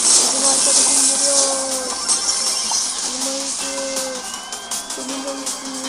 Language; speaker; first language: Turkish; native; Turkish